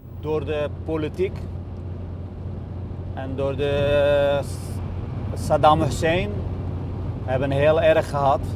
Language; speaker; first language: Dutch; non-native, learner; Kurdish